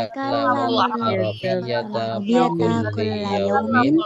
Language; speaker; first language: Arabic; non-native, learner; Indonesian